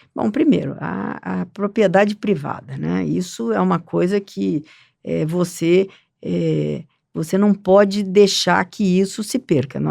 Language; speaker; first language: Portuguese; native; Portuguese